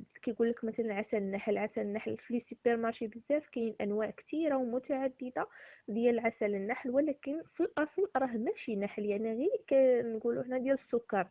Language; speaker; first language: Arabic; native; Arabic